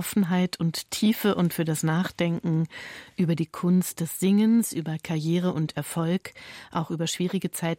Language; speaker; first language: German; native; German